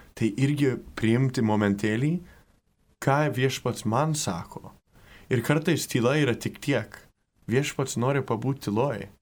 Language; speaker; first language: Lithuanian; early bilingual, heritage; Lithuanian